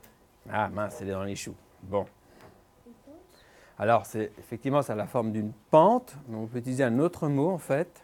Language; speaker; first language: French; native; French